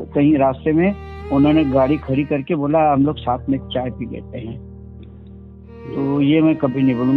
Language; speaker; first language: Hindi; native; Hindi